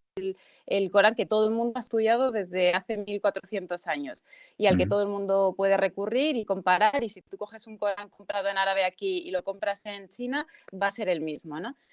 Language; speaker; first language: Spanish; early bilingual, other home language; Arabic